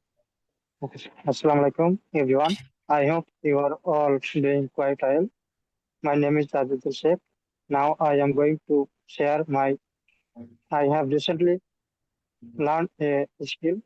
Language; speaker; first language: English; non-native, learner; Bangla